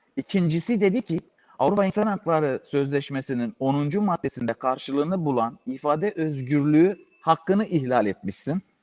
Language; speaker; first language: Turkish; native; Turkish